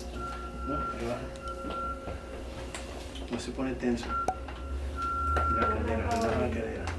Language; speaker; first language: Spanish; non-native, learner; English